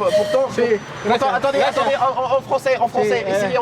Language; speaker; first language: French; native; French